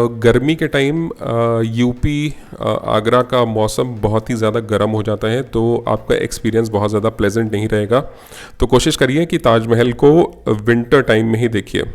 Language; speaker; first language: Hindi; native; Hindi